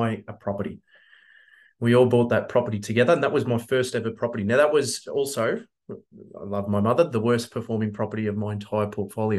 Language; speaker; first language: English; native; English